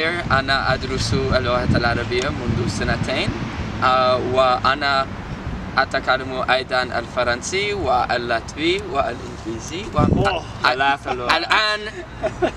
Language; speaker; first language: Arabic; non-native, learner; French